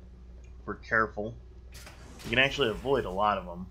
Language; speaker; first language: English; native; English